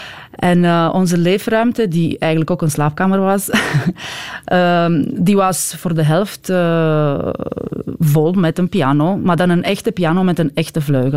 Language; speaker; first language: Dutch; non-native, fluent; Romanian